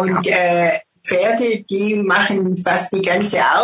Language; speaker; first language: German; non-native, fluent; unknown